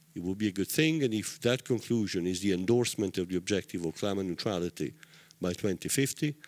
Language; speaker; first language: English; non-native, fluent; Italian